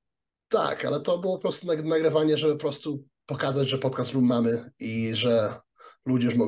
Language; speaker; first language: Polish; early bilingual, heritage; Polish